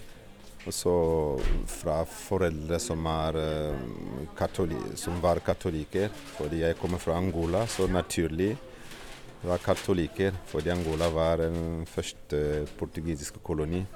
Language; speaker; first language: Swedish; non-native, fluent; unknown